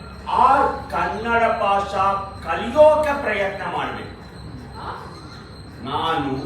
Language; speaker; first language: Kannada; non-native, learner; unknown